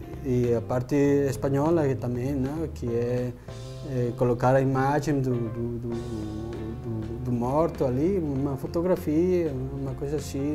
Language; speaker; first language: Portuguese; non-native, fluent; Spanish